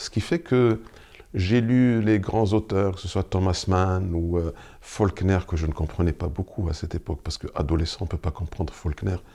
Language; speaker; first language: French; non-native, local second language; Arabic